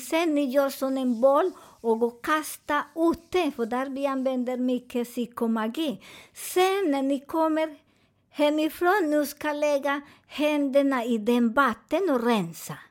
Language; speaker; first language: Swedish; non-native, fluent; Spanish